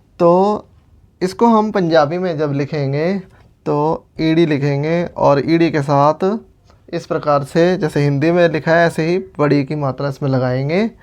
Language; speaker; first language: Hindi; non-native, local second language; Punjabi